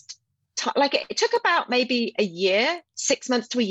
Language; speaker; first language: English; native; English